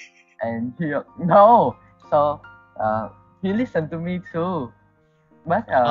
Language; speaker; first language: English; non-native, learner; Vietnamese